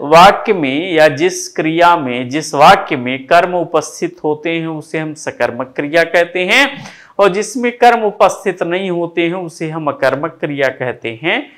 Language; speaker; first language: Hindi; native; Hindi